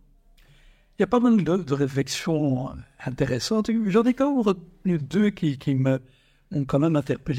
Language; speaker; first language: French; native; French